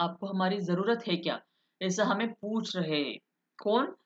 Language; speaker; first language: Hindi; non-native, local second language; Marathi